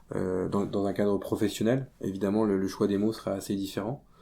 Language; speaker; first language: French; native; French